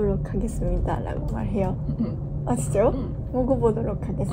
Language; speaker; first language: Korean; non-native, fluent; Japanese